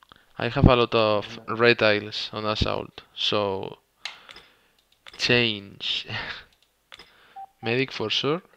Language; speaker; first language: English; non-native, learner; Spanish